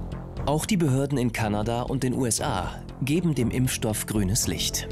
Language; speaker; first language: German; native; German